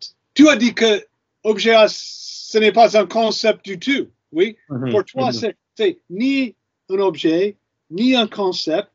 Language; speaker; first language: French; non-native, fluent; English